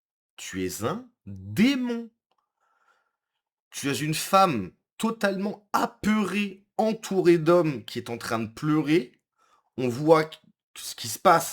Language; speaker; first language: French; native; French